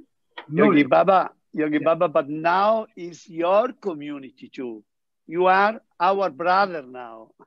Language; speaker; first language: English; non-native, fluent; Italian